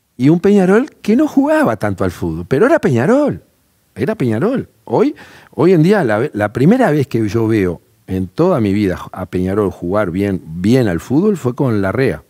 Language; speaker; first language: Spanish; native; Spanish